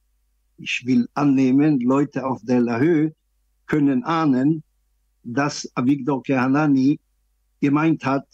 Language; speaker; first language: German; non-native, fluent; Hebrew